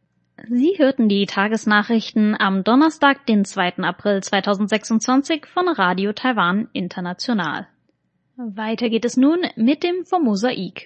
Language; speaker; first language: German; native; German